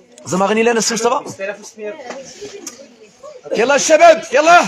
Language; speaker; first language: Arabic; native; Arabic